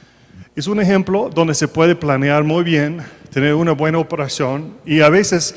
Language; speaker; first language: Spanish; non-native, fluent; English